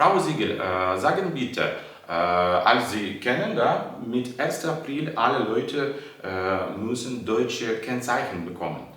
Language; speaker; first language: German; non-native, learner; Ukrainian